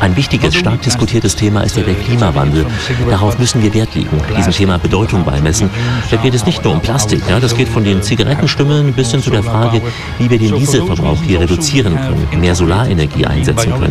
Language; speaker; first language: German; native; German